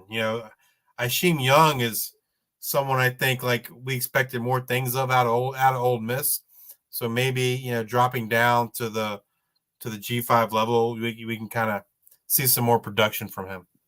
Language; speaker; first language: English; native; English